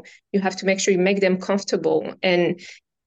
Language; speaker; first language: English; non-native, fluent; French